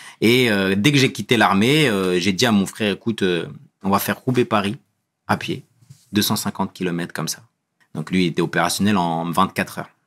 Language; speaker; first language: French; early bilingual, other home language; Kabyle